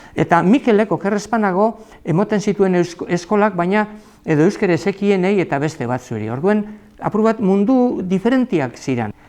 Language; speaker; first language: Basque; native; Basque